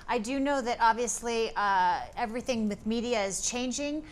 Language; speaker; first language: English; native; English